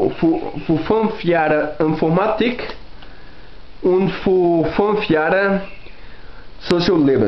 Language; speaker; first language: German; non-native, learner; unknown